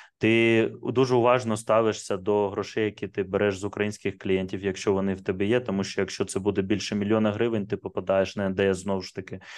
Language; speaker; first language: Ukrainian; non-native, local second language; Russian